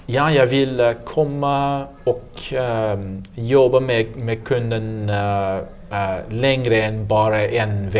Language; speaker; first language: Swedish; non-native, learner; English